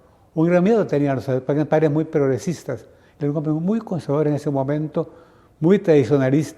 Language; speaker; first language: Spanish; native; Spanish